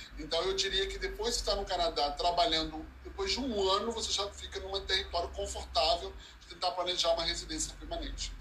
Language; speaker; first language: Portuguese; early bilingual, heritage; Portuguese